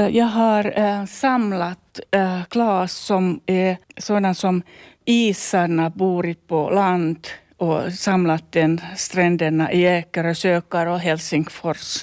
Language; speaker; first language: Swedish; non-native, local second language; Finnish